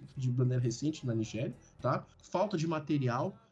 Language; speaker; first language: Portuguese; non-native, fluent; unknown